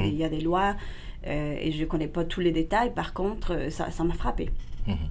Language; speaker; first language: French; non-native, fluent; Spanish